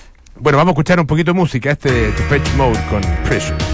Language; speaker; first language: Spanish; native; Spanish